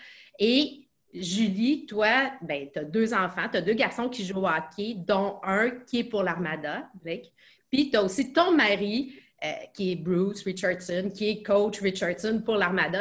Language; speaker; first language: French; native; French